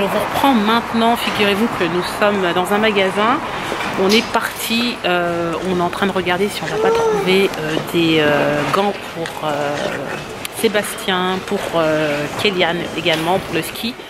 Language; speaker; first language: French; native; French